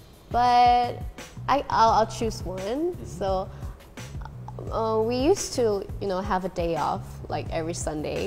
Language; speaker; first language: English; non-native, fluent; Thai